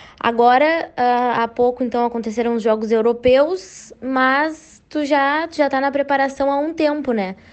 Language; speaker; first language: Portuguese; native; Portuguese